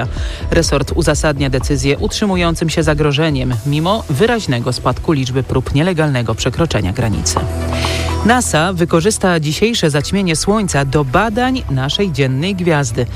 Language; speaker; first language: Polish; native; Polish